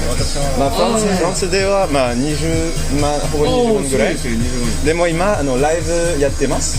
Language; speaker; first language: Japanese; non-native, fluent; French